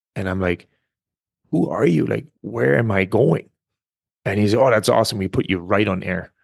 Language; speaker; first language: English; non-native, fluent; German